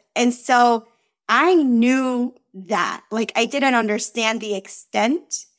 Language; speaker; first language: English; early bilingual, other home language; Spanish